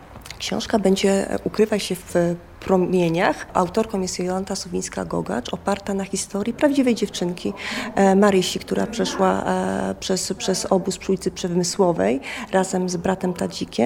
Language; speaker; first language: Polish; native; Polish